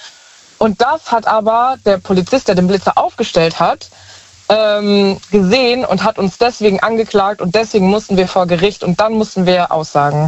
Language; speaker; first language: German; native; German